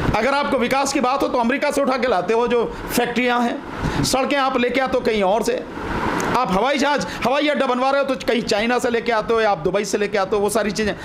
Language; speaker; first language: Hindi; native; Hindi